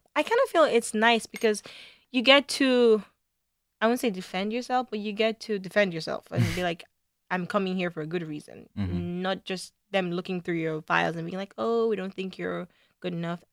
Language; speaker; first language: English; non-native, local second language; Igbo